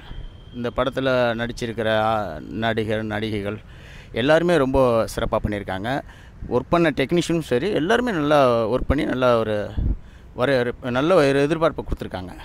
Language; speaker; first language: Tamil; native; Tamil